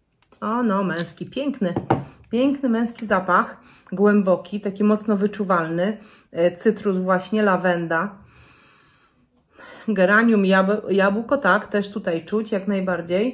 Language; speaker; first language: Polish; native; Polish